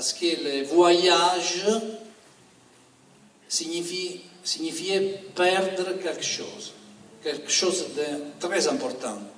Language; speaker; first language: French; non-native, learner; Italian